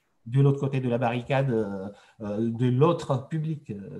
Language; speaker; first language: French; non-native, fluent; Georgian